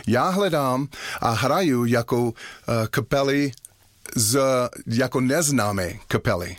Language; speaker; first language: Czech; non-native, learner; English